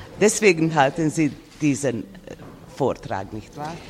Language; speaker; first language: German; non-native, fluent; Serbian